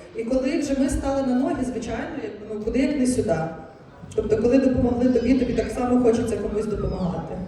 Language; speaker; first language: Ukrainian; non-native, local second language; Russian